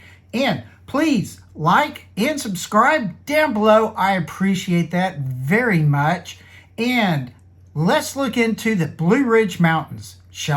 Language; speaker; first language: English; native; English